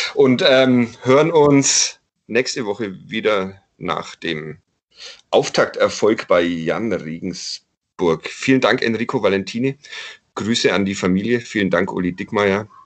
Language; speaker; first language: German; native; German